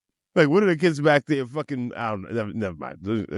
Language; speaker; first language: English; native; English